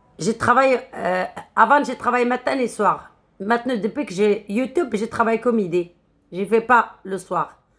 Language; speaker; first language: French; non-native, local second language; Arabic